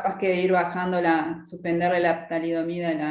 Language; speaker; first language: Spanish; native; Spanish